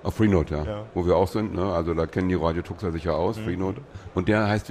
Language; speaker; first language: German; native; German